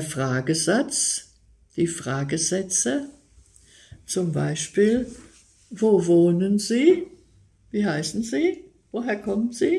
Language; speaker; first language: German; native; German